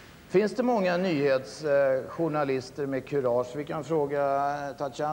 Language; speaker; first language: Swedish; native; Swedish